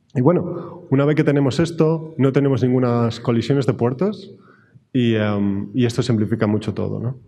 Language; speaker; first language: Spanish; native; Spanish